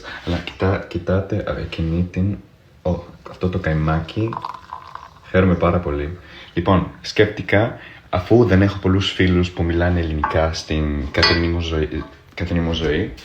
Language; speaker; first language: Greek; non-native, fluent; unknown